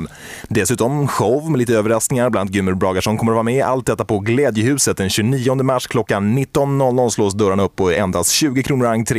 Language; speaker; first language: Swedish; native; Swedish